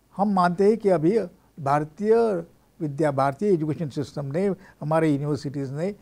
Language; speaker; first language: Hindi; non-native, local second language; Marathi